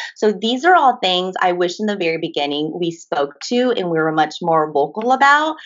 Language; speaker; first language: English; early bilingual, other home language; Japanese